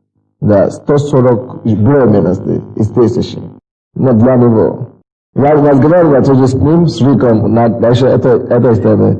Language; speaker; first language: Russian; non-native, fluent; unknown